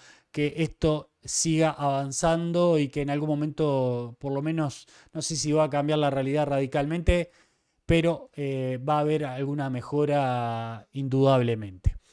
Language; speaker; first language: Spanish; native; Spanish